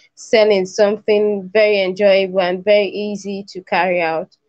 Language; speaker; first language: English; non-native, local second language; Igbo